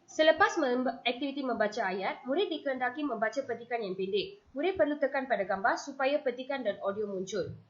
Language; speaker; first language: Malay; non-native, local second language; Tamil